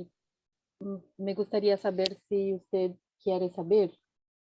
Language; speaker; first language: Spanish; non-native, fluent; Portuguese